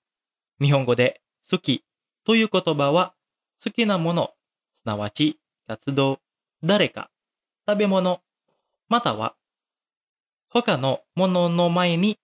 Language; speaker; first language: Japanese; non-native, fluent; Indonesian